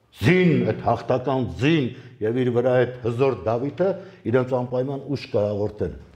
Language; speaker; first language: Armenian; native; Armenian